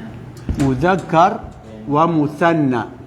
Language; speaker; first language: Arabic; non-native, fluent; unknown